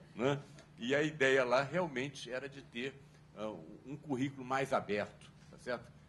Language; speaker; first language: Portuguese; native; Portuguese